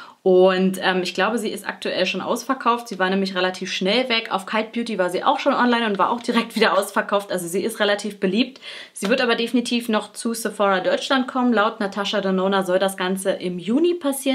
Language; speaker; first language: German; native; German